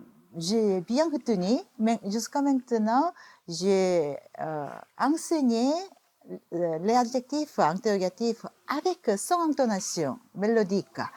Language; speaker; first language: French; non-native, fluent; Korean